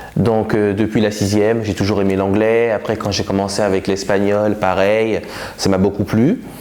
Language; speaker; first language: French; native; French